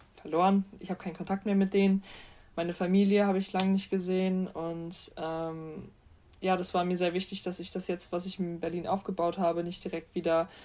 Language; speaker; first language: German; native; German